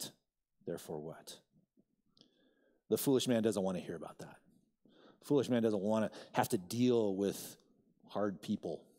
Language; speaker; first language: English; native; English